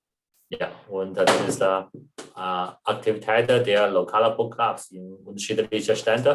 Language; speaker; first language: German; non-native, learner; Chinese